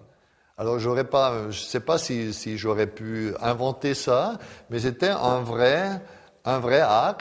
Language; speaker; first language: French; non-native, fluent; German